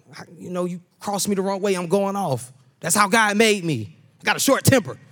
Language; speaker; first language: English; native; English